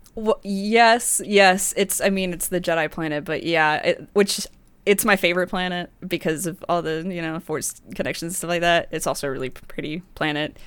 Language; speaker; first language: English; early bilingual, other home language; Spanish